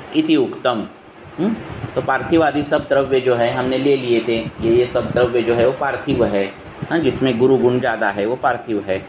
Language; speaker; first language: Hindi; non-native, local second language; Marathi